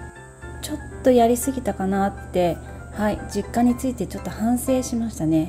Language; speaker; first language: Japanese; native; Japanese